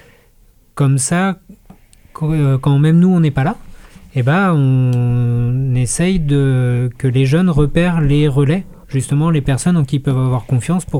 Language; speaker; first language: French; native; French